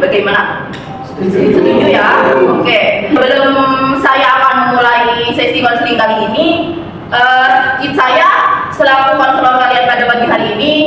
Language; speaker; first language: Indonesian; native; Indonesian